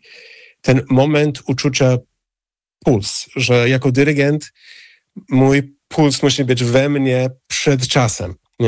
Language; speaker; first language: Polish; non-native, fluent; English